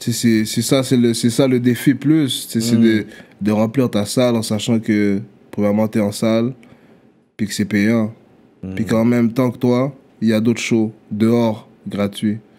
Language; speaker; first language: French; native; French